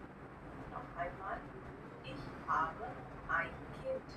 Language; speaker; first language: German; non-native, fluent; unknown